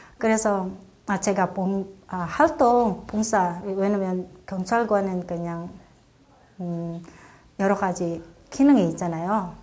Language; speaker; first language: Korean; non-native, fluent; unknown